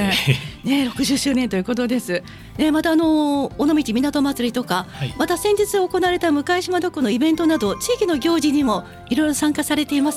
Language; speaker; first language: Japanese; native; Japanese